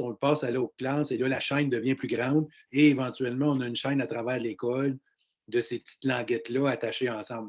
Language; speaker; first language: French; native; French